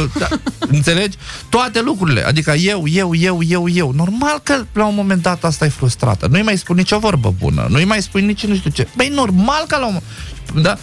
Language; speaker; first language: Romanian; non-native, local second language; Romany